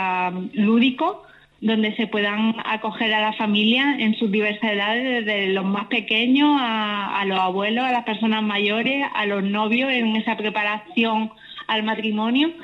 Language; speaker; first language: Spanish; native; Spanish